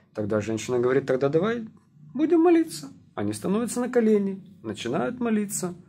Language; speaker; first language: Russian; native; Russian